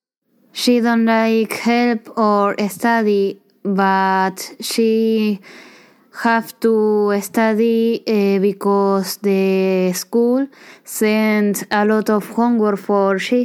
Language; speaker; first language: English; non-native, learner; Spanish